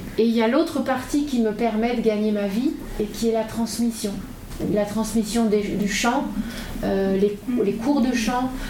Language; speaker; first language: French; native; French